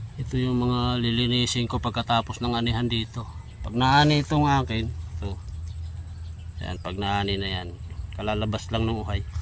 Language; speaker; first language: Filipino; native; Filipino